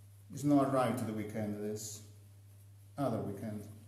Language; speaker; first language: English; non-native, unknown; Italian